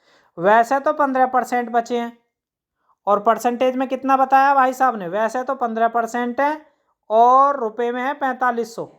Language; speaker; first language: Hindi; native; Hindi